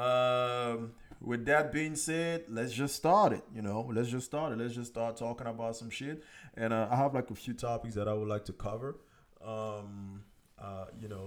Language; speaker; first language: English; non-native, local second language; French